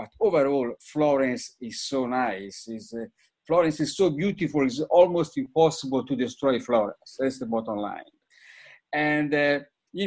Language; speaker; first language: English; non-native, fluent; Italian